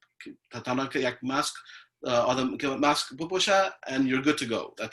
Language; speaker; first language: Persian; early bilingual, heritage; Persian